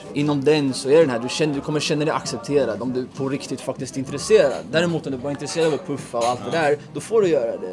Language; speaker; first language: Swedish; native; Swedish